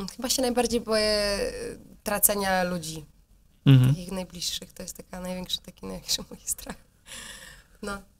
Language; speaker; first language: Polish; native; Polish